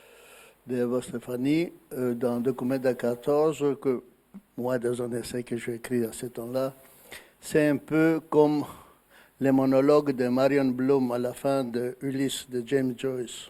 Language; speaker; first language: French; non-native, fluent; Greek